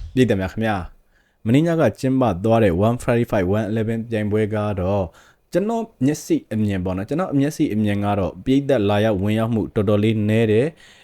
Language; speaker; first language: Burmese; native; Burmese